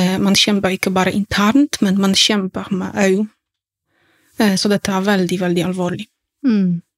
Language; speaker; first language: Norwegian; non-native, fluent; Polish